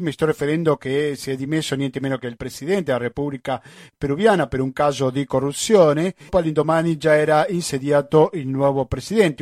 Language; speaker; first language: Italian; non-native, fluent; Spanish